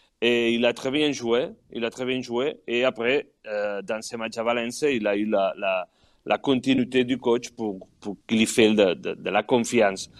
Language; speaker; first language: French; non-native, fluent; Catalan